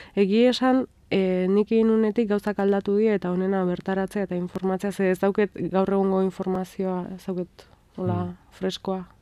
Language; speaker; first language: Basque; native; Basque